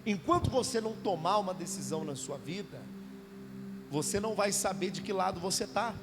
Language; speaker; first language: Portuguese; native; Portuguese